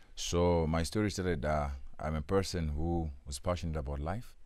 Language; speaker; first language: English; non-native, local second language; Shona